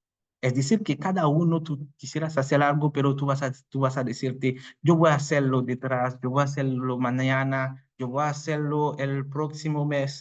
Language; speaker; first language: Spanish; non-native, fluent; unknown